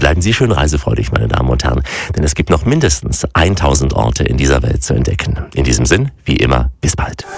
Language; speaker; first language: German; native; German